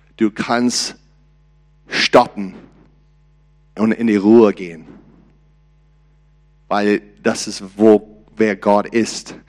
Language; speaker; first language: German; non-native, learner; English